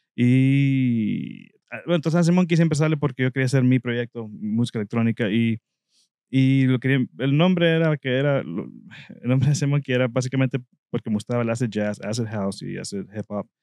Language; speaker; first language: Spanish; native; Spanish